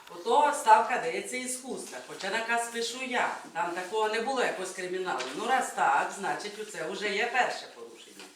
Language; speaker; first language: Ukrainian; native; Ukrainian